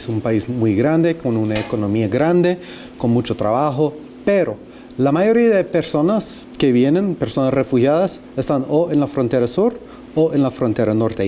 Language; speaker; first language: Spanish; non-native, fluent; English